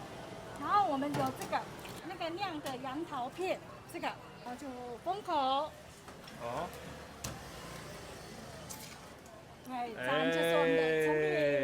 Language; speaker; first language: Chinese; native; Chinese